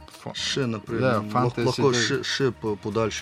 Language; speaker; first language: Slovenian; non-native, learner; Russian